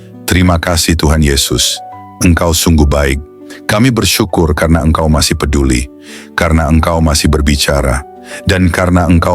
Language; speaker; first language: Indonesian; native; Indonesian